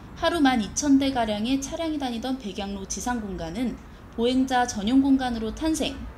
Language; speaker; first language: Korean; native; Korean